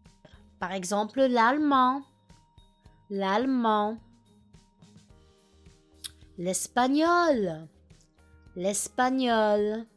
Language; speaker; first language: French; non-native, fluent; English